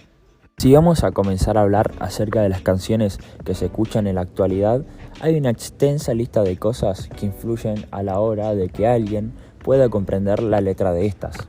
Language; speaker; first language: Spanish; native; Spanish